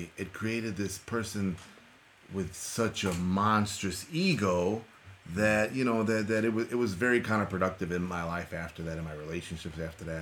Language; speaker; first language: English; early bilingual, other home language; Spanish